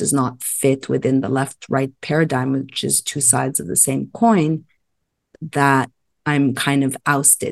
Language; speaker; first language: English; native; English